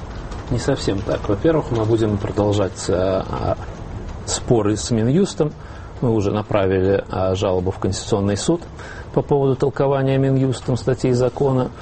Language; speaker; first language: Russian; native; Russian